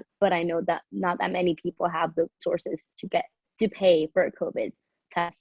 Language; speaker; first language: English; early bilingual, other home language; Spanish